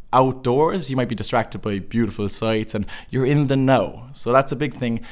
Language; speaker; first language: English; native; English